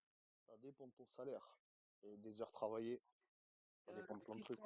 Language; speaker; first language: French; native; French